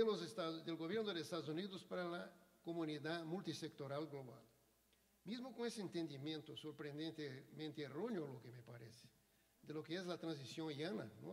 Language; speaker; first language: Spanish; non-native, fluent; Portuguese